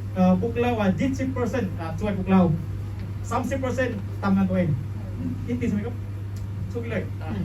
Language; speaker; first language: Thai; non-native, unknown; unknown